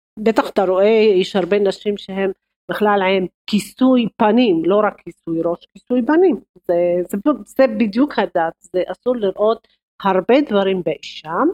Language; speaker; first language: Hebrew; non-native, local second language; Arabic